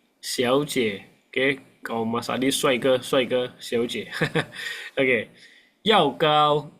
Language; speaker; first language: Chinese; non-native, fluent; Indonesian